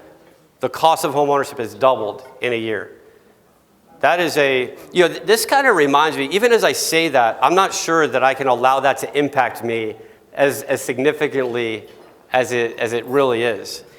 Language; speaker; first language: English; native; English